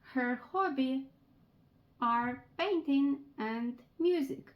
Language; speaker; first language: English; non-native, fluent; Ukrainian